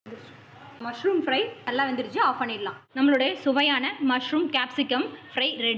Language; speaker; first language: Tamil; native; Tamil